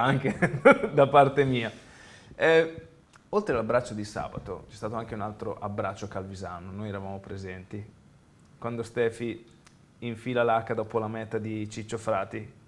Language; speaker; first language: Italian; native; Italian